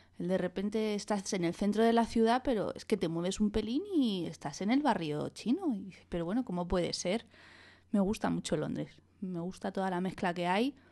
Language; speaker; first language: Spanish; native; Spanish